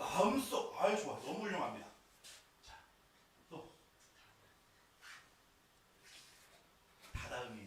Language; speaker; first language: Korean; native; Korean